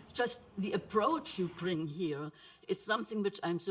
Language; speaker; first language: English; non-native, fluent; German